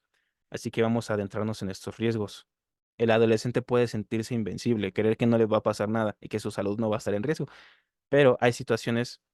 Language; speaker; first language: Spanish; native; Spanish